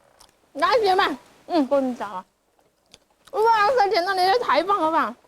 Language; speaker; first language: Chinese; native; Chinese